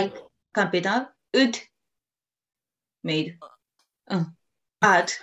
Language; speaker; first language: English; non-native, learner; Japanese